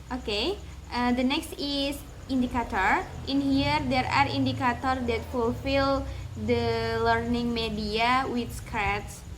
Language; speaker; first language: English; non-native, learner; Indonesian